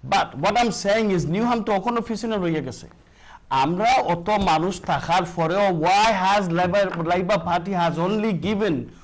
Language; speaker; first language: Bangla; early bilingual, other home language; Sylheti